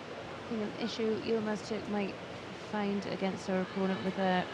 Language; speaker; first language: English; native; English